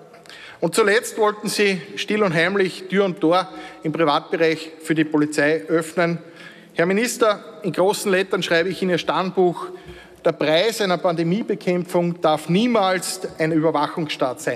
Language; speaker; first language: German; native; German